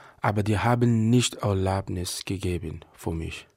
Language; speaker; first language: German; non-native, learner; Persian